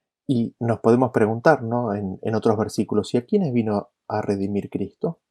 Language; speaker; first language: Spanish; native; Spanish